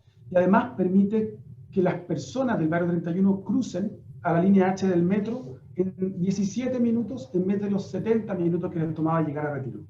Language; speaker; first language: Spanish; native; Spanish